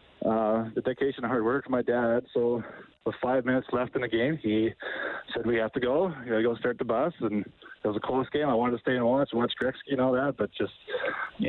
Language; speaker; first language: English; native; English